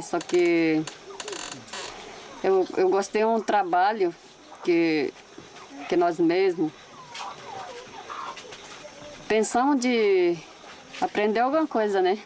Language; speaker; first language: Portuguese; non-native, local second language; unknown